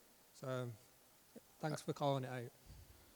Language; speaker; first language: English; native; English